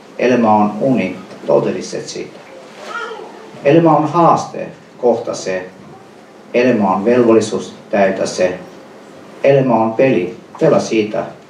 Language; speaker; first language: Finnish; non-native, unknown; Albanian